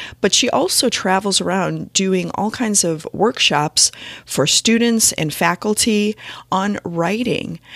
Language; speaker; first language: English; native; English